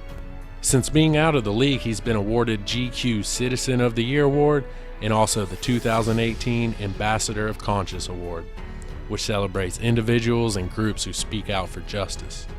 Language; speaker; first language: English; native; English